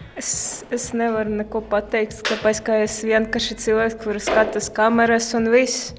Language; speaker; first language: Latvian; non-native, local second language; Russian